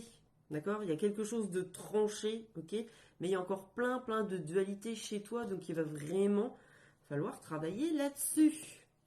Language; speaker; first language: French; native; French